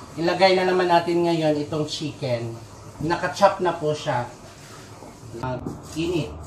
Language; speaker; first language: Filipino; non-native, local second language; Cebuano